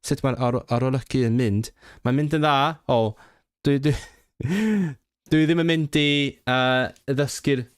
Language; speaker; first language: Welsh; non-native, learner; Cantonese